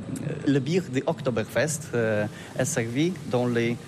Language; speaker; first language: French; non-native, learner; Polish